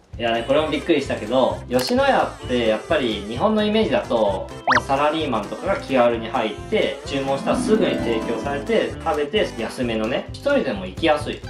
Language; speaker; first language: Japanese; native; Japanese